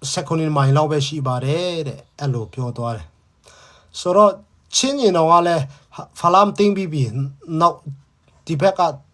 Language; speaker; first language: Burmese; non-native, local second language; Hakha Chin